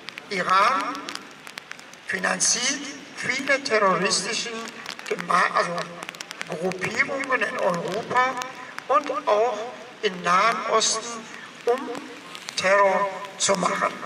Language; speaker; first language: German; non-native, fluent; Persian